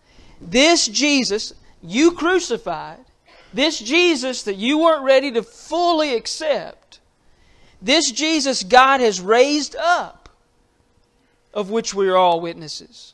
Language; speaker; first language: English; native; English